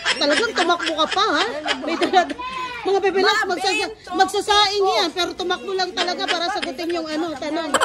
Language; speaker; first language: Filipino; non-native, local second language; Waray